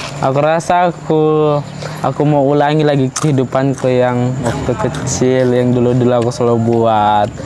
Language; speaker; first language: Malay; early bilingual, other home language; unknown